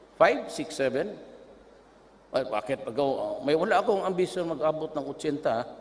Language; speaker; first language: Filipino; non-native, local second language; Cebuano